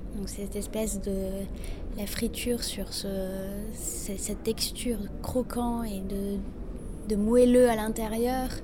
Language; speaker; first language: French; non-native, local second language; Arabic